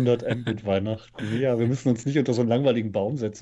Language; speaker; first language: German; native; German